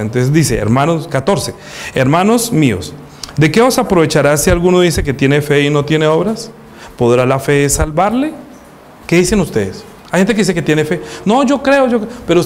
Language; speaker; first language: Spanish; native; Spanish